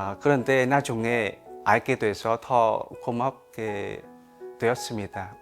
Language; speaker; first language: Korean; non-native, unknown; Vietnamese